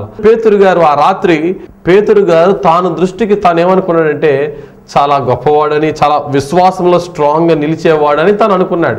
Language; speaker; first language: Telugu; native; Telugu